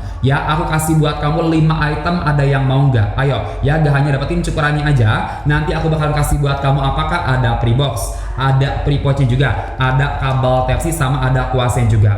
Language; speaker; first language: Indonesian; native; Indonesian